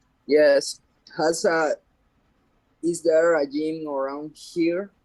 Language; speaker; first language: English; non-native, learner; Spanish